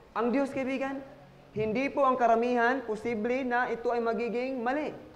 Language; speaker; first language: Filipino; non-native, local second language; Cebuano